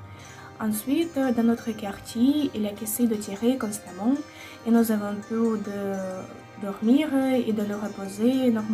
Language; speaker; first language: French; non-native, learner; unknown